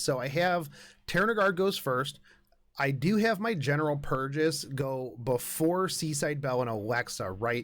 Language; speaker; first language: English; native; English